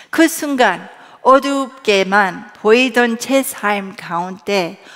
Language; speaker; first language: Korean; early bilingual, other home language; English